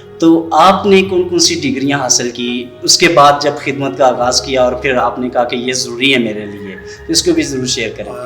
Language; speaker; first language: Urdu; non-native, local second language; Punjabi